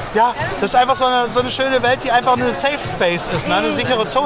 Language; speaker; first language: German; native; German